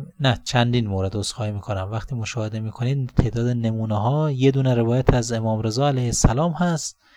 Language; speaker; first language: Persian; native; Persian